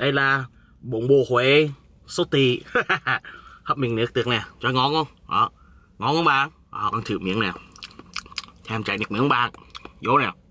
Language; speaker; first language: Vietnamese; early bilingual, heritage; Vietnamese